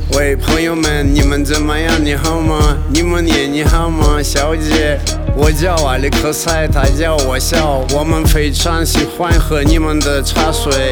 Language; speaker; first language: Chinese; non-native, learner; Russian